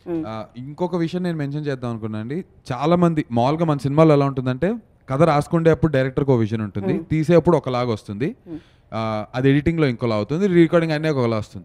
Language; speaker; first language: Telugu; native; Telugu